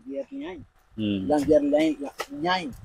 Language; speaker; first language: Vietnamese; non-native, learner; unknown